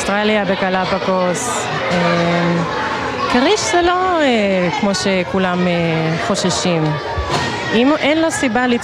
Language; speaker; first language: Hebrew; non-native, fluent; Danish